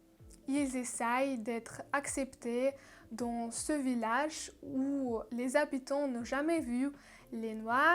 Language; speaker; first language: French; non-native, learner; Russian